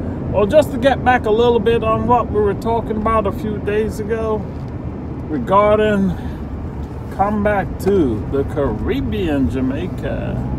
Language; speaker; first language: English; native; English